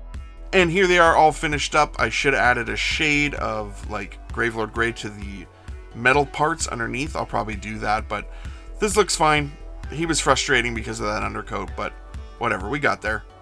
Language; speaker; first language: English; native; English